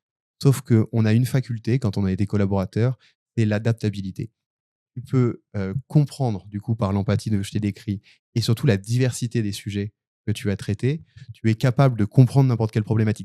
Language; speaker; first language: French; native; French